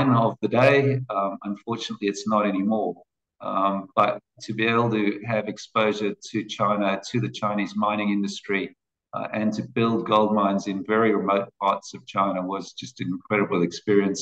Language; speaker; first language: English; native; English